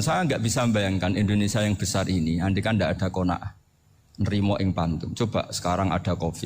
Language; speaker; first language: Indonesian; non-native, local second language; Javanese